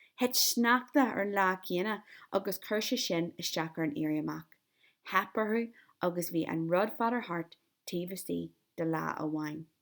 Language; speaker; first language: Irish; native; Irish